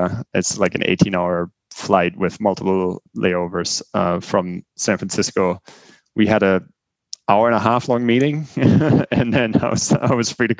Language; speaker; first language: English; non-native, fluent; German